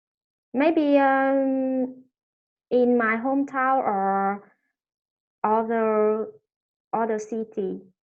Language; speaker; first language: English; non-native, learner; Vietnamese